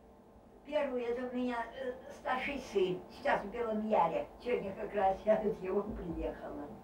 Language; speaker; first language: Russian; non-native, local second language; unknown